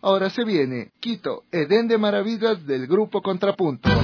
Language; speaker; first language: Spanish; native; Spanish